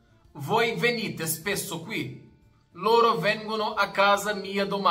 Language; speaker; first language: Italian; non-native, fluent; Portuguese